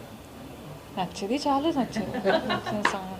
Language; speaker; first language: Telugu; non-native, local second language; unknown